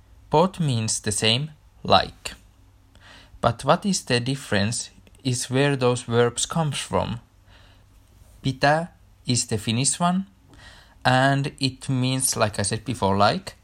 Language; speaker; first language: English; non-native, fluent; Finnish